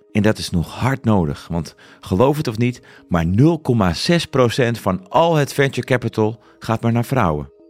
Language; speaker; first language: Dutch; native; Dutch